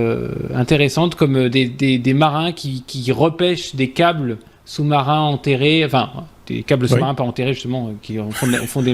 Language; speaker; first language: French; native; French